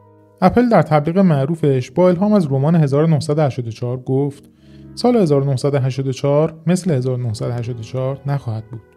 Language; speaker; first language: Persian; native; Persian